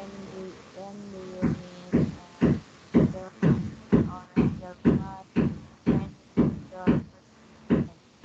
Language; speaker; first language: English; non-native, learner; Indonesian